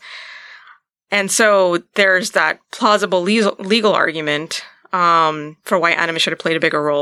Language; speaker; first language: English; native; English